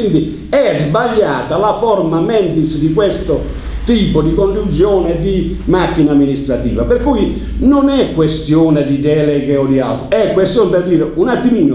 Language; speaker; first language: Italian; native; Italian